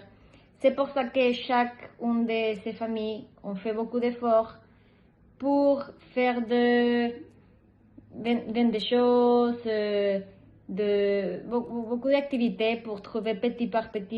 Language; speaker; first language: French; non-native, learner; Spanish